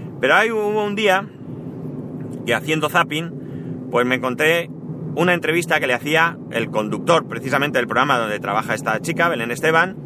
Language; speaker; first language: Spanish; native; Spanish